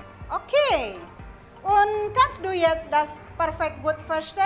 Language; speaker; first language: German; non-native, fluent; Indonesian